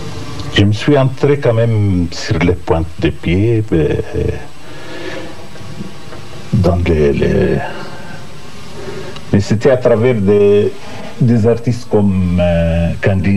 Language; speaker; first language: French; non-native, fluent; Arabic